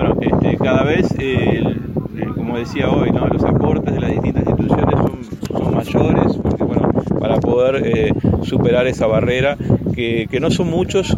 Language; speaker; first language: Spanish; native; Spanish